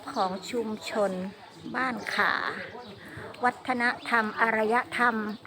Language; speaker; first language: Thai; native; Thai